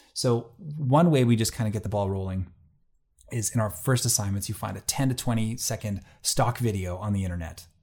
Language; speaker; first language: English; native; English